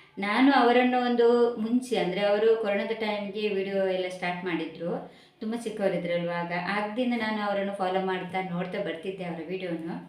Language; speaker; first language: Kannada; non-native, local second language; Tulu